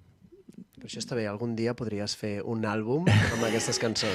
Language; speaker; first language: Catalan; native; Catalan